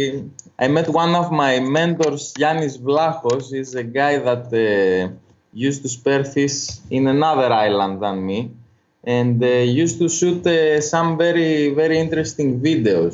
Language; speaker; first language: English; non-native, fluent; Greek